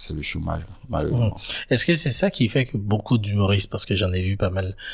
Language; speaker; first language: French; native; French